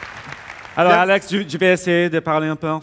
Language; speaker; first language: French; non-native, learner; English